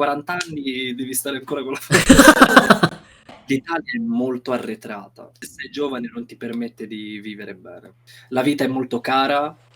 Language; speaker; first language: Italian; non-native, fluent; Romanian